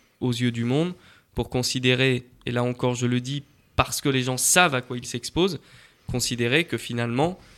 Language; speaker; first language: French; native; French